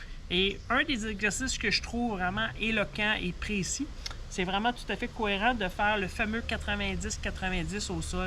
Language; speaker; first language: French; native; French